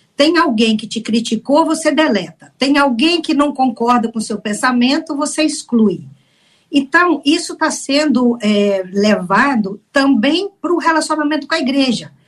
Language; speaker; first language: Portuguese; native; Portuguese